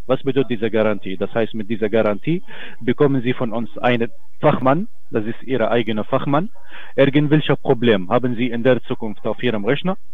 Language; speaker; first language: German; non-native, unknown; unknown